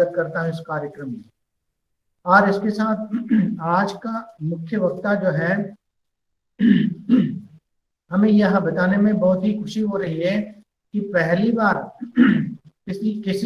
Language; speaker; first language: Hindi; non-native, local second language; Kannada